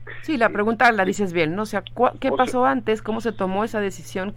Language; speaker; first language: Spanish; native; Spanish